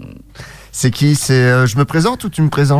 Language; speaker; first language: French; native; French